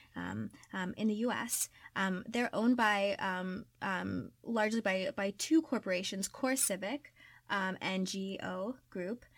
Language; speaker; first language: English; native; English